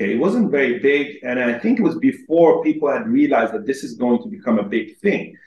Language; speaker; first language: English; non-native, fluent; Persian